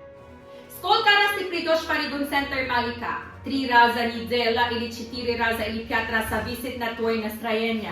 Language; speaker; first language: Russian; non-native, learner; Tajik